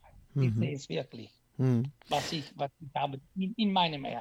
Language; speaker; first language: German; non-native, fluent; Italian